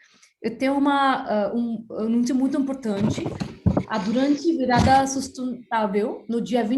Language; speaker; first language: Portuguese; non-native, fluent; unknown